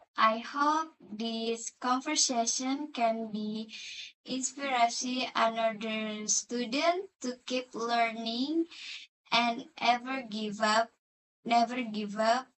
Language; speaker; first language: English; non-native, learner; Indonesian